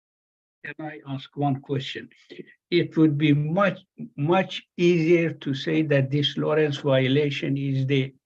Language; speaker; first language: English; non-native, fluent; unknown